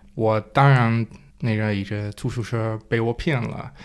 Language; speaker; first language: Chinese; non-native, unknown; Danish